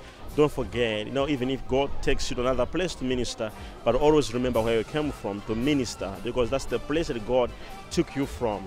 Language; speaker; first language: English; non-native, local second language; Tumbuka